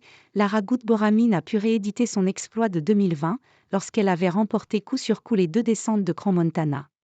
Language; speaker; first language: French; native; French